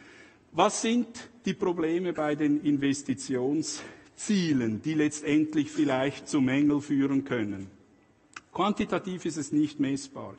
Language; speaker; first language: German; native; German